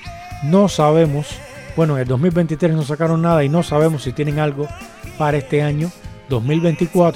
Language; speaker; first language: Spanish; native; Spanish